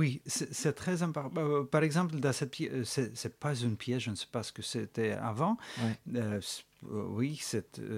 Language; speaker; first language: French; non-native, fluent; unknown